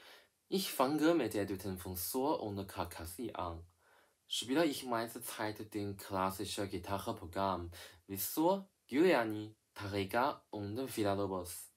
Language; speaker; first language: German; non-native, learner; Chinese